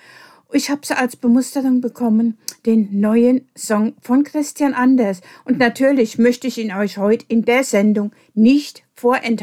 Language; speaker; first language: German; native; German